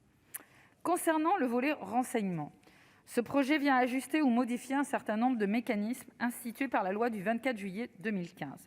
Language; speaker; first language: French; native; French